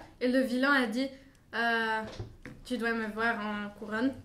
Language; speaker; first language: French; non-native, fluent; Bulgarian